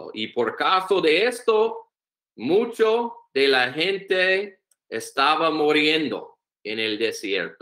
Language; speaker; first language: Spanish; non-native, learner; English